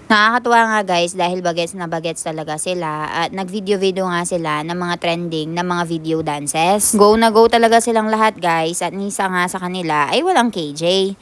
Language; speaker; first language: Filipino; native; Filipino